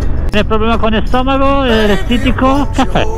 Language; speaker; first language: Spanish; non-native, learner; Italian